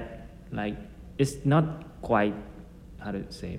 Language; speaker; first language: English; non-native, fluent; Burmese